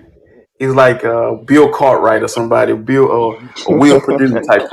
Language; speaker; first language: English; native; English